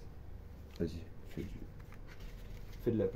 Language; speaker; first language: French; native; French